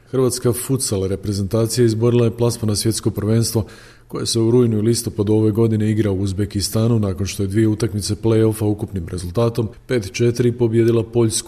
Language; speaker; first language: Croatian; native; Croatian